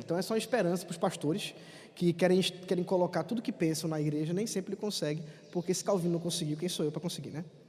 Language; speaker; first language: Portuguese; native; Portuguese